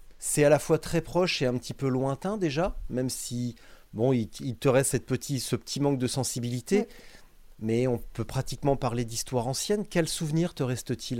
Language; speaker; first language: French; native; French